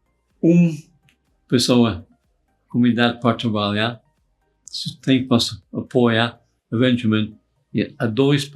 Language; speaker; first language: Portuguese; non-native, fluent; English